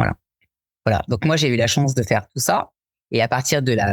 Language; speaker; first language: French; native; French